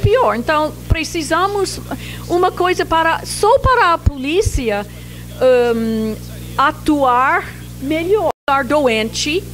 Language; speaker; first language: Portuguese; non-native, fluent; English